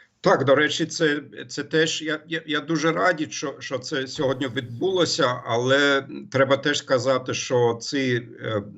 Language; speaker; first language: Ukrainian; non-native, fluent; German